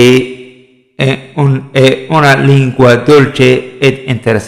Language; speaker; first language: Italian; non-native, fluent; Somali